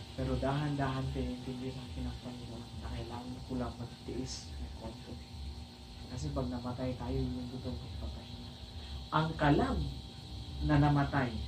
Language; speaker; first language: Filipino; non-native, local second language; Cebuano